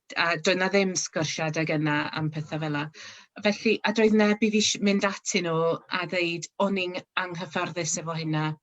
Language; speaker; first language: Welsh; non-native, local second language; English